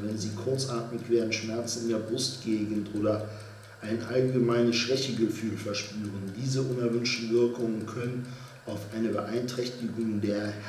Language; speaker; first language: German; native; German